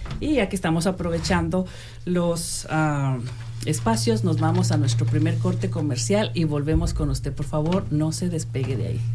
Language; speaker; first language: Spanish; native; Spanish